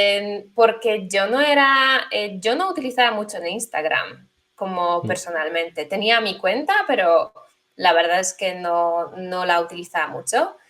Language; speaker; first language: Spanish; non-native, fluent; Polish